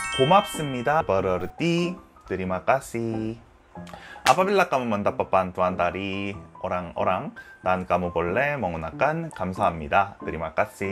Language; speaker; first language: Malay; non-native, learner; Korean